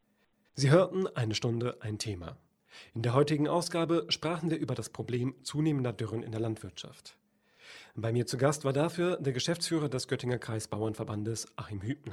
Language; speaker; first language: German; native; German